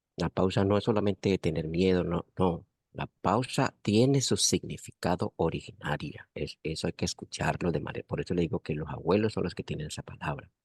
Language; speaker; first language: Spanish; non-native, local second language; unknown